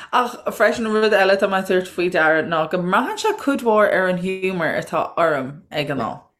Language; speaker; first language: Irish; non-native, local second language; English